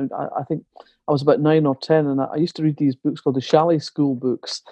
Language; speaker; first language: English; native; English